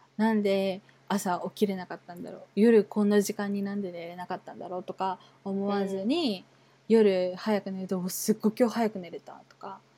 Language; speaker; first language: Japanese; native; Japanese